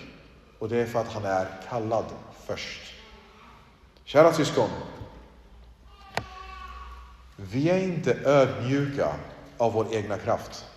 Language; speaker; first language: Swedish; early bilingual, other home language; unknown